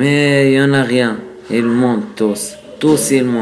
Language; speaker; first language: French; non-native, learner; Arabic